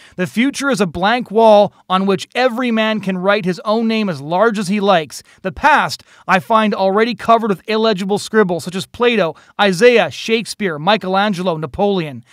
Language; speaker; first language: English; native; English